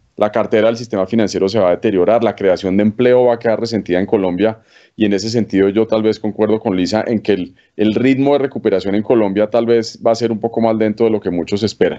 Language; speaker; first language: Spanish; native; Spanish